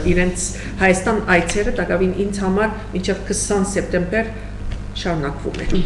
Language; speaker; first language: Armenian; early bilingual, heritage; Armenian